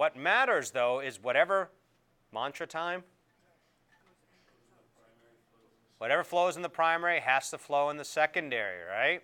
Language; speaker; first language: English; native; English